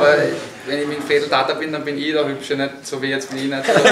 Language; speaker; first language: German; native; German